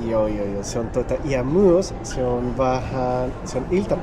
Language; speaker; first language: Finnish; non-native, learner; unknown